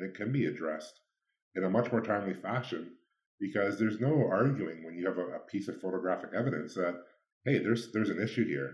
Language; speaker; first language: English; native; English